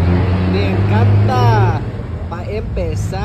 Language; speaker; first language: Spanish; non-native, learner; English